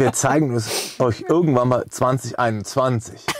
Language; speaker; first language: German; native; German